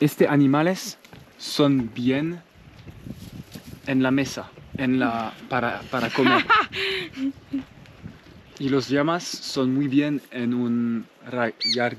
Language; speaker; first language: Spanish; non-native, learner; French